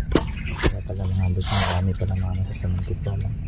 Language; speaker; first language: Filipino; non-native, local second language; Cebuano